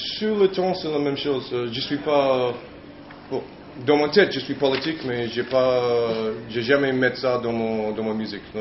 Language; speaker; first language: French; non-native, learner; English